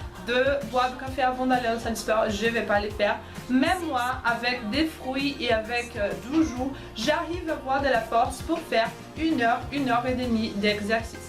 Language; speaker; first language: French; non-native, fluent; Portuguese